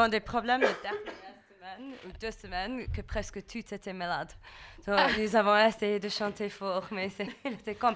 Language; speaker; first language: French; non-native, learner; English